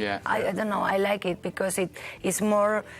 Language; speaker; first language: English; non-native, learner; Catalan